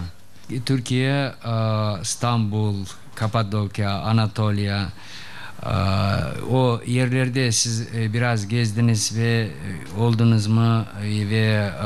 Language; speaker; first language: Turkish; non-native, learner; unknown